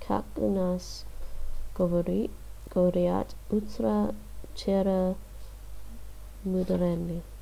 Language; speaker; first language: Russian; non-native, learner; English